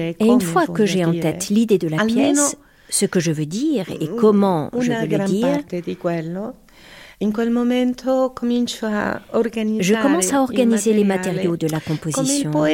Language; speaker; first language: French; non-native, learner; Spanish